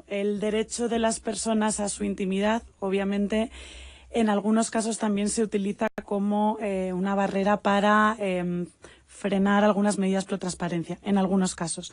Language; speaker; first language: Spanish; native; Spanish